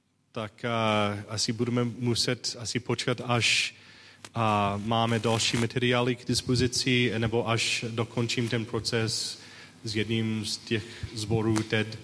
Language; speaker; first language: Czech; non-native, learner; English